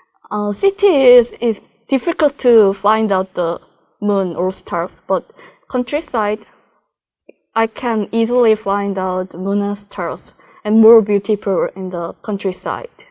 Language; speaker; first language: English; non-native, learner; Korean